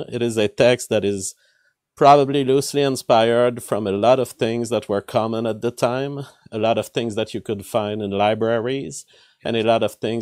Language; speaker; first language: English; non-native, fluent; French